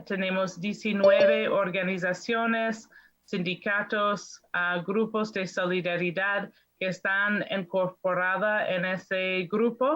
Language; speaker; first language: Spanish; non-native, fluent; English